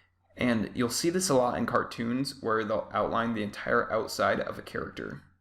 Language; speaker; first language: English; native; English